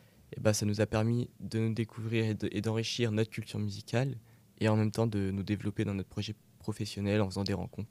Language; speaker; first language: French; native; French